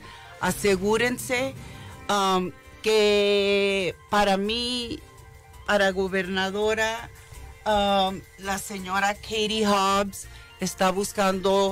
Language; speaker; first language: Spanish; early bilingual, heritage; Spanish